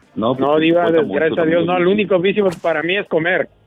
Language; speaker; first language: Spanish; native; Spanish